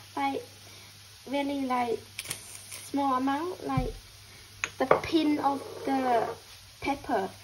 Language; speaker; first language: English; non-native, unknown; Thai